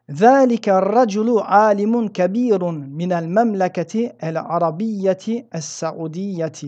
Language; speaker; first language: Arabic; non-native, fluent; French